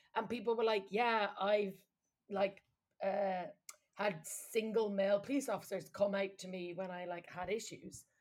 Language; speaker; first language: English; native; English